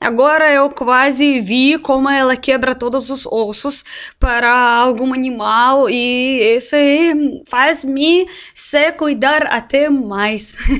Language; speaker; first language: Portuguese; non-native, learner; Russian